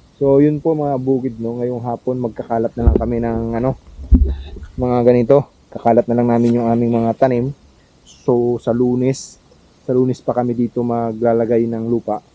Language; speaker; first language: Filipino; native; Filipino